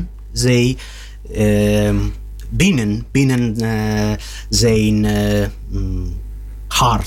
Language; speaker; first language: Dutch; non-native, learner; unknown